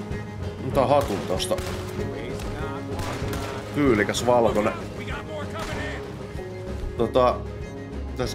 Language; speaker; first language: Finnish; native; Finnish